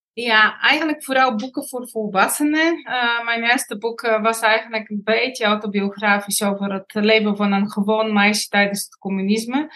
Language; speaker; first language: Dutch; non-native, fluent; Bulgarian